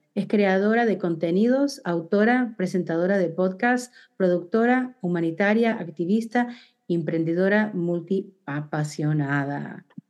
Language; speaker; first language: Spanish; early bilingual, heritage; Spanish